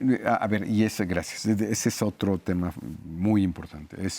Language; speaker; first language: Spanish; native; Spanish